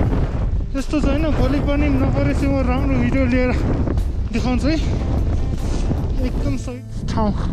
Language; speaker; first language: Nepali; non-native, local second language; Tibetan